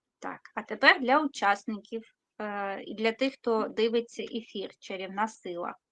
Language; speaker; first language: Ukrainian; non-native, local second language; Russian